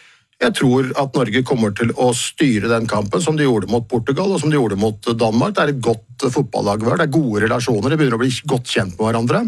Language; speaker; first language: Norwegian; native; Norwegian